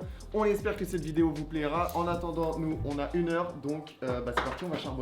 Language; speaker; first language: French; native; French